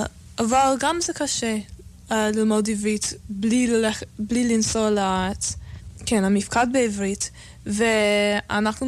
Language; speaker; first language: Hebrew; non-native, learner; English